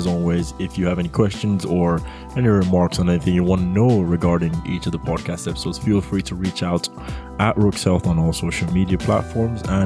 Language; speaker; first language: English; non-native, local second language; Yoruba